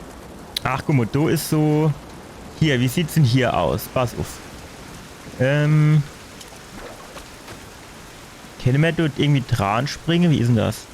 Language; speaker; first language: German; native; German